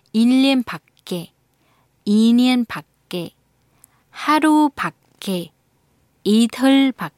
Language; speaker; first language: Korean; non-native, fluent; Vietnamese